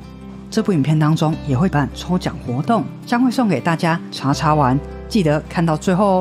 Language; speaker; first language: Chinese; native; Chinese